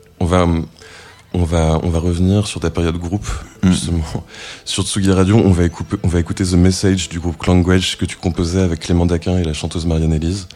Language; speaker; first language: French; native; French